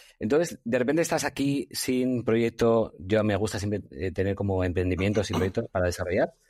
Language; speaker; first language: Spanish; native; Spanish